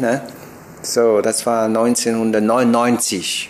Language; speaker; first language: German; non-native, learner; Chinese